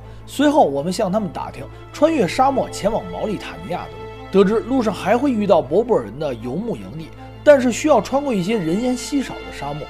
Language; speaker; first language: Chinese; native; Chinese